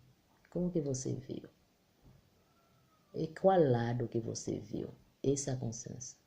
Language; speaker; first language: Portuguese; non-native, learner; Haitian Creole